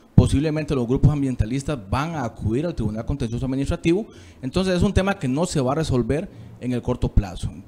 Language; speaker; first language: Spanish; native; Spanish